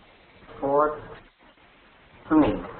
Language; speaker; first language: English; non-native, learner; Russian